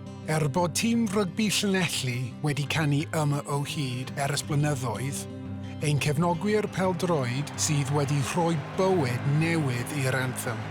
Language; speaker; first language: Welsh; non-native, local second language; English